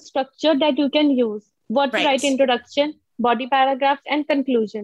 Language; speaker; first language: English; non-native, local second language; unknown